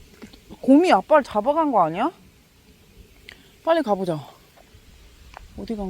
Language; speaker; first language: Korean; native; Korean